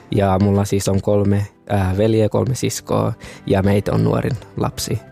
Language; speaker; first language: Finnish; early bilingual, other home language; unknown